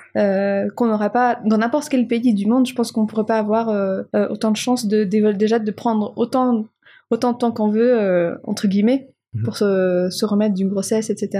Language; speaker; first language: French; non-native, local second language; Malagasy